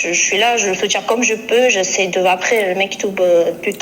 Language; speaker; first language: French; native; French